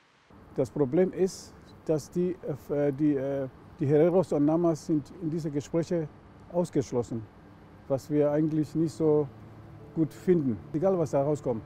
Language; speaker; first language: German; non-native, fluent; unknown